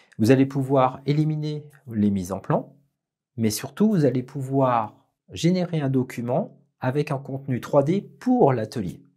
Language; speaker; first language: French; native; French